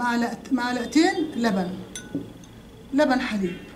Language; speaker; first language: Arabic; native; Arabic